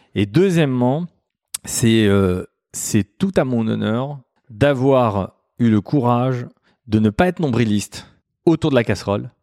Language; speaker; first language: French; native; French